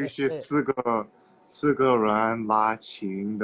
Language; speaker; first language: Chinese; non-native, learner; English